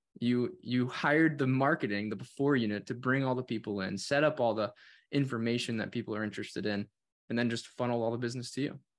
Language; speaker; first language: English; native; English